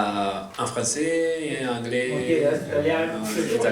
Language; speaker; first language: French; non-native, fluent; Italian